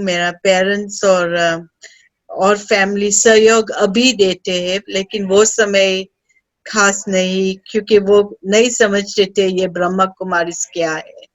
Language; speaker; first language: Hindi; early bilingual, heritage; Hindi